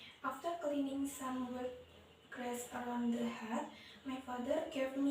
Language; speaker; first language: English; non-native, learner; Indonesian